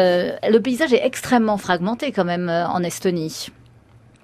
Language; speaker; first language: French; native; French